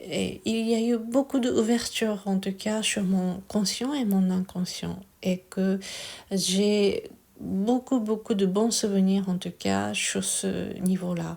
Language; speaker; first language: French; non-native, fluent; Japanese